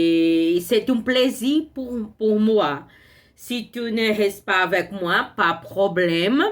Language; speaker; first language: French; non-native, learner; Portuguese